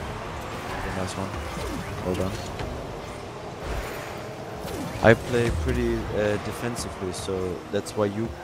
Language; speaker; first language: English; non-native, learner; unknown